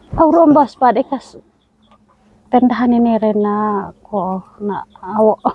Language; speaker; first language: Filipino; non-native, local second language; Cebuano